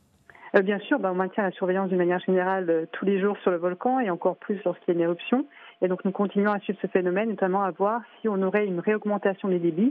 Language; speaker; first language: French; native; French